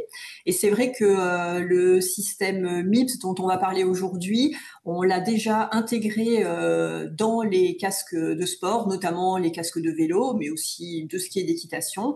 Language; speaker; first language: French; native; French